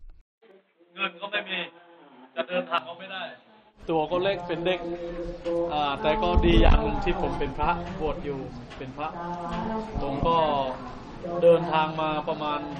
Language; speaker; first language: Thai; non-native, fluent; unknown